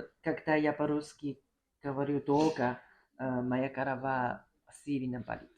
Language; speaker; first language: Russian; non-native, learner; Chinese